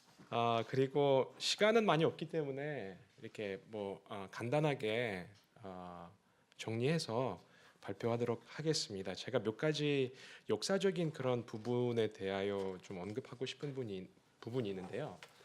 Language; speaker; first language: Korean; non-native, fluent; Russian